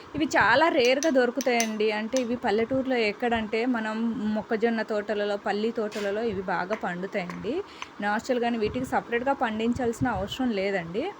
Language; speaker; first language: Telugu; non-native, local second language; Lambadi